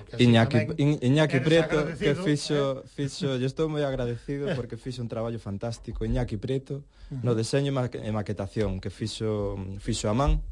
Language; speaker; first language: Galician; non-native, local second language; Spanish